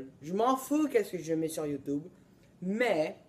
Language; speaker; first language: French; non-native, learner; English